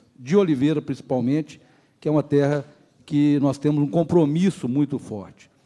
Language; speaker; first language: Portuguese; native; Portuguese